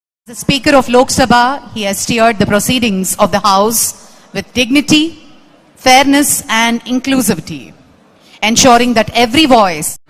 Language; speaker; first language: English; non-native, local second language; Telugu